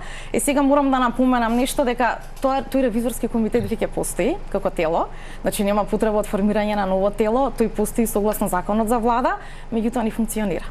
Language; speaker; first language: Macedonian; native; Macedonian